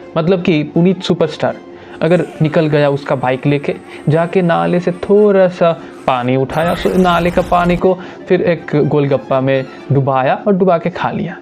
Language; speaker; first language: Hindi; non-native, local second language; Bangla